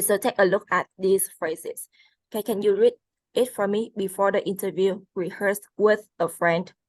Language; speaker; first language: English; non-native, fluent; Vietnamese